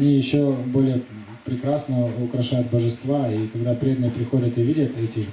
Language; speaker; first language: Russian; native; Russian